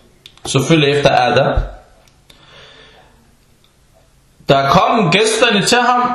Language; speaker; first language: Danish; early bilingual, other home language; Arabic